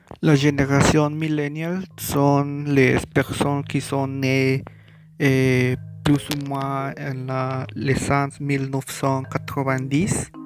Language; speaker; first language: French; non-native, learner; Spanish